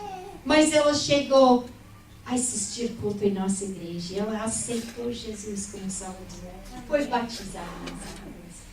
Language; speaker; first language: Portuguese; non-native, fluent; English